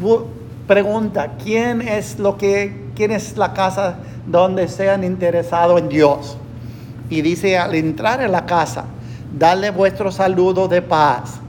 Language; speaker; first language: Spanish; non-native, fluent; English